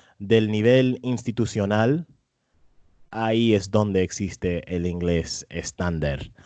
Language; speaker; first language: Spanish; non-native, fluent; English